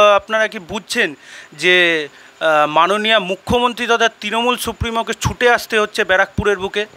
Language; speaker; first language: Bangla; native; Bangla